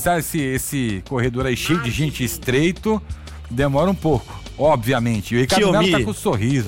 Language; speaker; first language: Portuguese; native; Portuguese